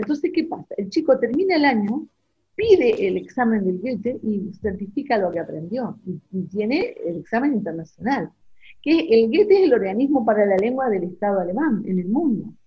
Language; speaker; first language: Spanish; non-native, local second language; German